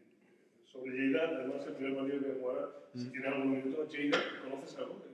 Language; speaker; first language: Spanish; native; Spanish